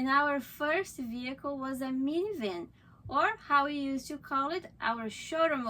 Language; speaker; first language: English; non-native, fluent; Portuguese